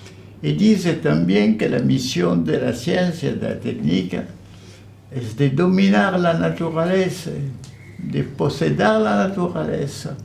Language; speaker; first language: Spanish; non-native, fluent; French